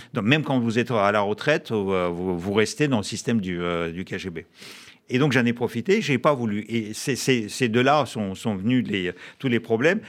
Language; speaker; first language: French; non-native, fluent; Russian